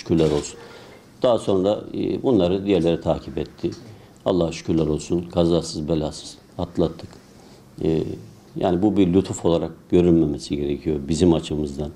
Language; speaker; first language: Turkish; native; Turkish